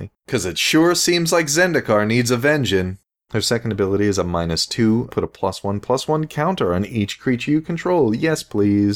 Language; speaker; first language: English; native; English